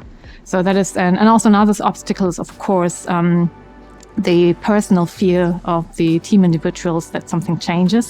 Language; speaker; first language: English; non-native, fluent; German